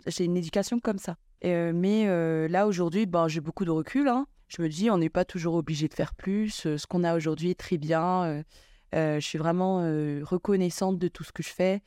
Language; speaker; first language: French; non-native, local second language; Malagasy